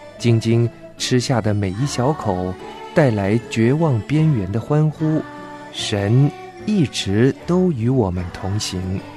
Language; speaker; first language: Chinese; non-native, local second language; Cantonese